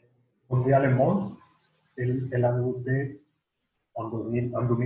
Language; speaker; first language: French; non-native, learner; Spanish